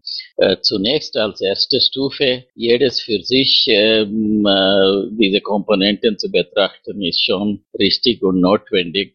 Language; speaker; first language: German; non-native, fluent; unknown